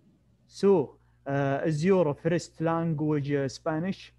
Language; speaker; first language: English; non-native, learner; Arabic